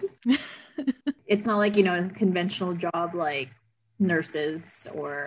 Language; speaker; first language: English; non-native, local second language; Filipino